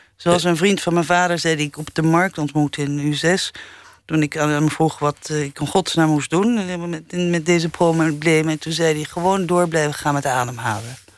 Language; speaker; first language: Dutch; early bilingual, other home language; English